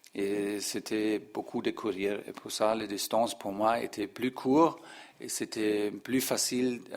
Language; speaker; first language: French; non-native, learner; German